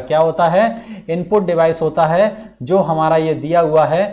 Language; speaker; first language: Hindi; native; Hindi